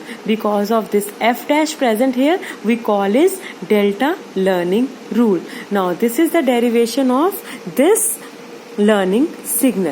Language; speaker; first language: English; non-native, local second language; Hindi